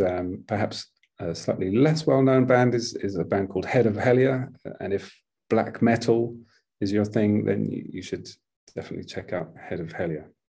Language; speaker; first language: English; native; English